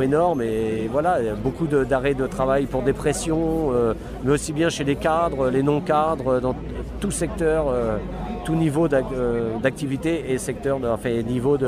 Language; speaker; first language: French; native; French